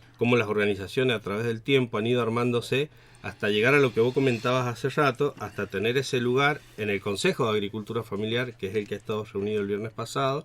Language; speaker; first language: Spanish; native; Spanish